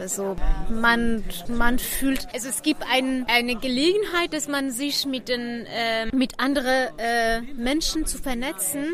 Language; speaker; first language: German; non-native, fluent; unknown